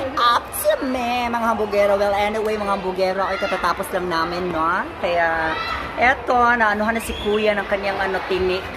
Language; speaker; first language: Filipino; native; Filipino